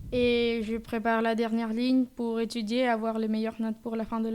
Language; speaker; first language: French; non-native, fluent; Spanish